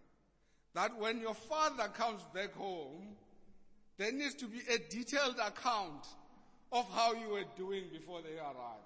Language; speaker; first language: English; non-native, local second language; Xhosa